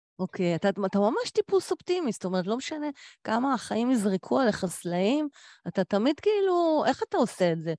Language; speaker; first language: Hebrew; native; Hebrew